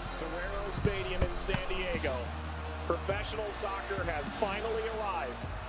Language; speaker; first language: English; native; English